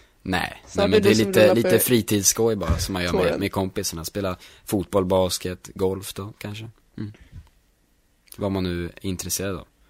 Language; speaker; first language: Swedish; native; Swedish